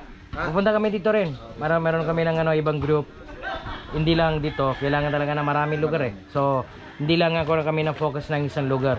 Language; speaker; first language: Filipino; non-native, learner; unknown